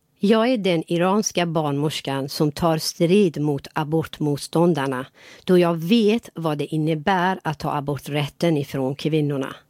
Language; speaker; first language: Swedish; non-native, fluent; Persian